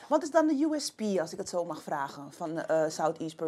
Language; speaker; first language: Dutch; native; Dutch